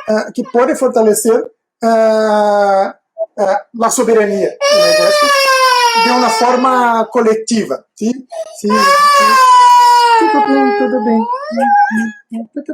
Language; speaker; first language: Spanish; non-native, fluent; Portuguese